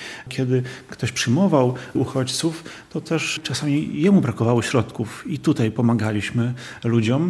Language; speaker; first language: Polish; native; Polish